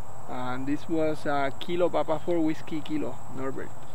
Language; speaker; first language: English; non-native, local second language; Spanish